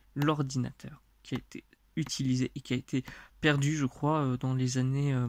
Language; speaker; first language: French; non-native, fluent; Russian